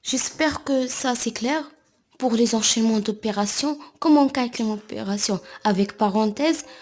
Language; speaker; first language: French; non-native, local second language; Arabic